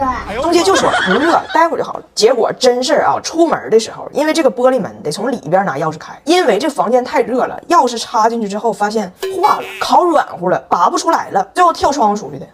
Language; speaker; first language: Chinese; native; Chinese